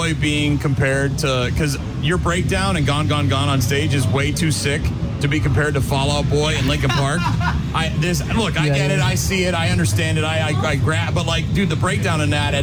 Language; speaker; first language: English; native; English